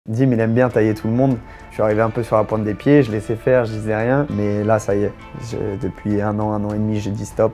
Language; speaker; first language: French; native; French